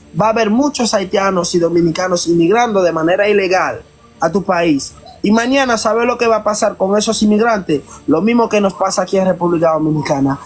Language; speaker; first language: Spanish; non-native, fluent; Haitian Creole